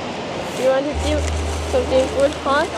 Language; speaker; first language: English; non-native, learner; Thai